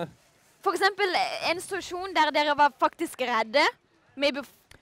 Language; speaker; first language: Norwegian; non-native, learner; Lithuanian